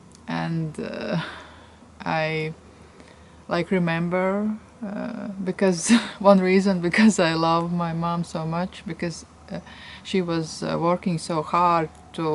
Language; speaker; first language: English; non-native, fluent; Latvian